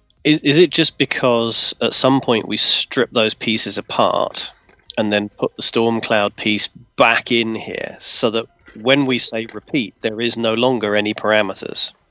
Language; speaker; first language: English; native; English